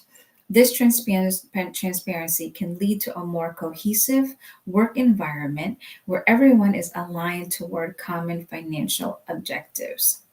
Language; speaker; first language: English; native; English